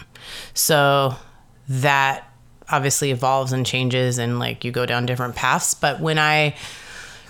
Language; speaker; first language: English; native; English